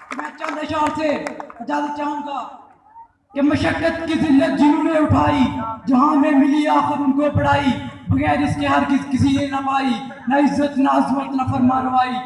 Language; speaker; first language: Urdu; non-native, local second language; Punjabi